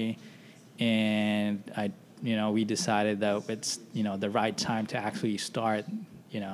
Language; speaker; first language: English; non-native, local second language; Filipino